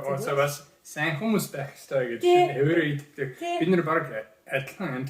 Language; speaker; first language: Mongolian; early bilingual, heritage; English